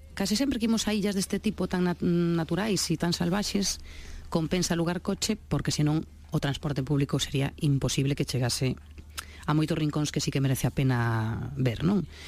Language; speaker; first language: Galician; non-native, local second language; Spanish